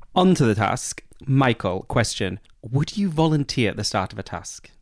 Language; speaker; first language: English; native; English